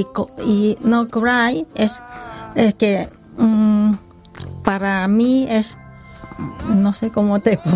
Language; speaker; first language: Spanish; non-native, learner; Khmer